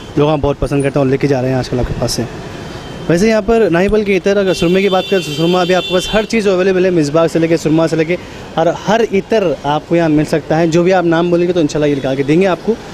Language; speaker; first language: Hindi; non-native, local second language; Urdu